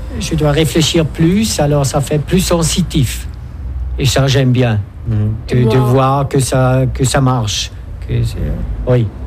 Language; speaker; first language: French; non-native, local second language; Swiss German